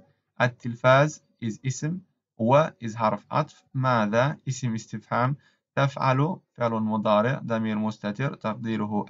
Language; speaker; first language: Arabic; non-native, learner; English